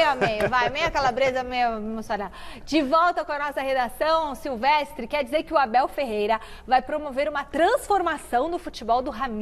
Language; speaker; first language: Portuguese; native; Portuguese